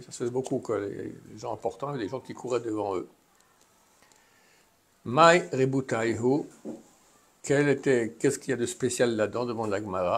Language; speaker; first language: French; native; French